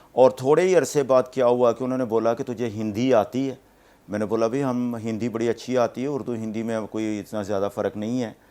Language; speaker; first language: Urdu; non-native, local second language; Punjabi